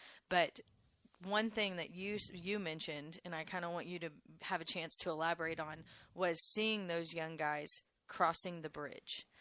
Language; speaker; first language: English; native; English